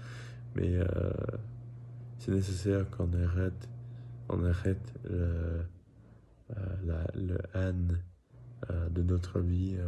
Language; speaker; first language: French; non-native, learner; English